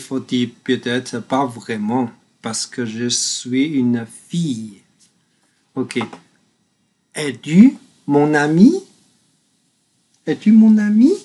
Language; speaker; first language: French; non-native, learner; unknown